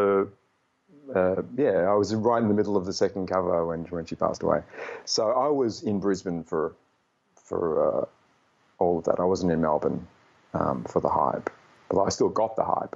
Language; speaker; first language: English; native; English